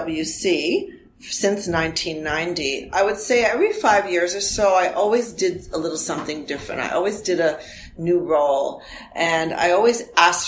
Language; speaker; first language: English; early bilingual, other home language; Armenian